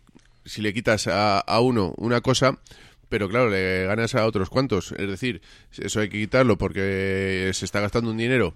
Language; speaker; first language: Spanish; native; Spanish